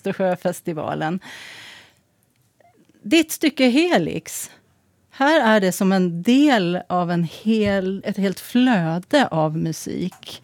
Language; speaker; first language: Swedish; native; Swedish